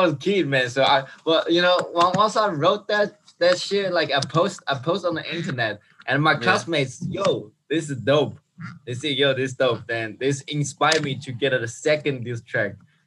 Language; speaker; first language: English; non-native, fluent; Chinese